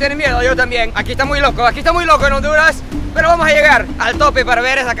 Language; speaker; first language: Spanish; non-native, fluent; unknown